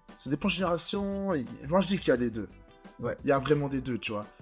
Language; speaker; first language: French; native; French